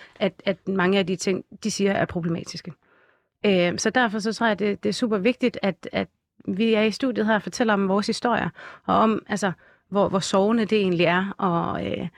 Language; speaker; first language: Danish; native; Danish